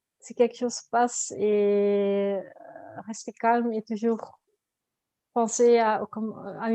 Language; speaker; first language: French; non-native, learner; Dutch